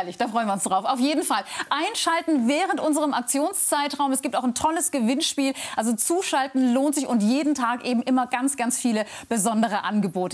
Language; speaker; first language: German; native; German